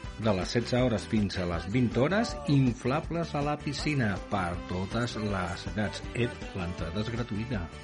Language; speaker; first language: Catalan; native; Catalan